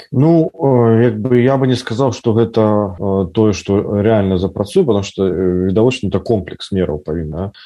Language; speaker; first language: Belarusian; non-native, local second language; Russian